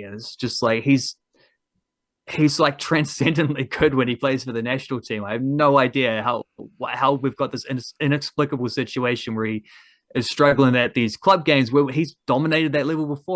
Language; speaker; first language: English; native; English